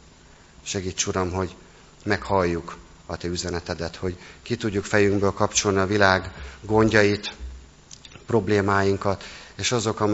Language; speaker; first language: Hungarian; native; Hungarian